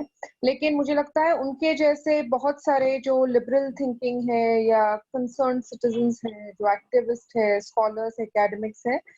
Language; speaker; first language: Hindi; native; Hindi